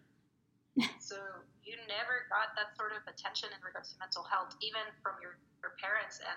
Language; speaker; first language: English; non-native, fluent; Spanish